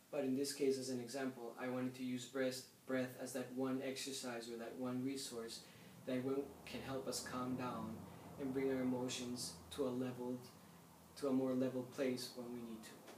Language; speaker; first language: English; native; English